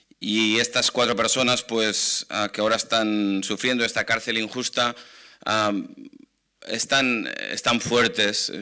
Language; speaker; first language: Spanish; non-native, local second language; Catalan